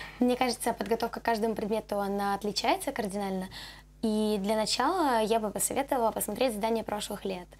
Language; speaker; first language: Russian; native; Russian